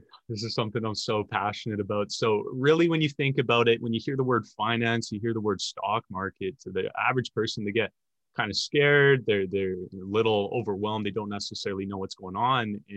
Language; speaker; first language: English; native; English